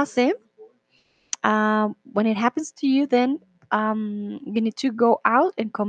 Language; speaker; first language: English; non-native, fluent; Spanish